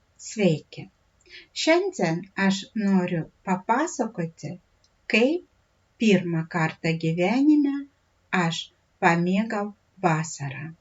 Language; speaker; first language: Lithuanian; non-native, fluent; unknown